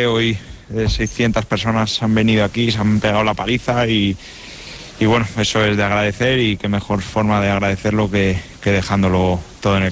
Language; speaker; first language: Spanish; native; Spanish